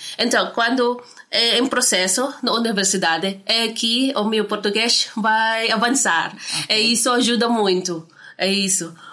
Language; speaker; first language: Portuguese; non-native, learner; Filipino